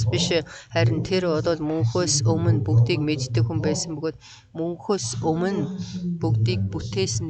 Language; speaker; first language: Mongolian; early bilingual, other home language; Korean